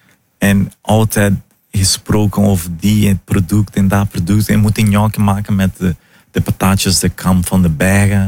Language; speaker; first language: Dutch; non-native, fluent; Portuguese